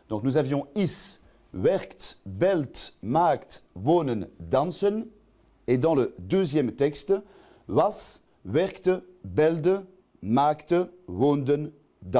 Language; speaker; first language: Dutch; non-native, local second language; French